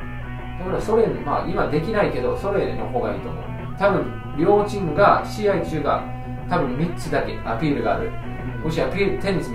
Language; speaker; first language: Japanese; non-native, fluent; English